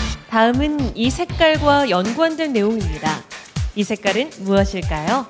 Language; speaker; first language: Korean; native; Korean